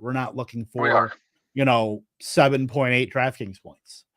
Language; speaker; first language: English; native; English